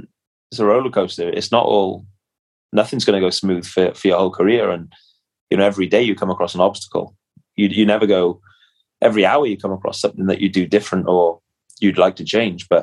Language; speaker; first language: English; native; English